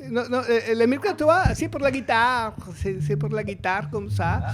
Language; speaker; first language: French; non-native, learner; Spanish